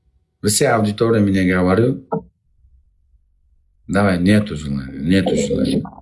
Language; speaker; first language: Russian; non-native, local second language; Uzbek